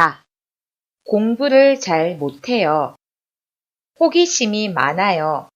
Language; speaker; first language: Korean; native; Korean